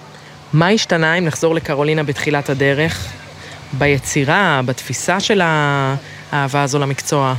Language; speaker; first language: Hebrew; native; Hebrew